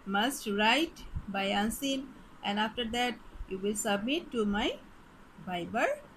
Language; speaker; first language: English; non-native, local second language; Bangla